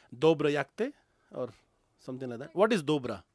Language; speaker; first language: English; non-native, local second language; Kannada